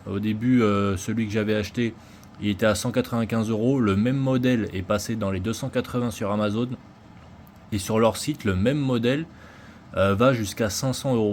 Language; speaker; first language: French; native; French